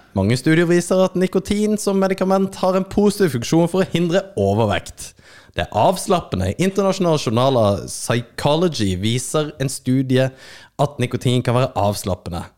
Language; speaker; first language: Norwegian; native; Norwegian